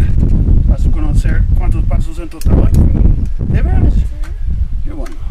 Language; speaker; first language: Spanish; non-native, learner; English